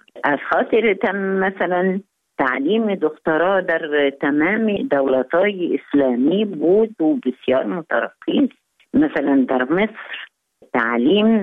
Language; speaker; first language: Persian; non-native, fluent; Arabic